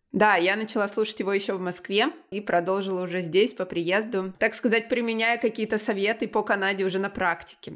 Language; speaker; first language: Russian; native; Russian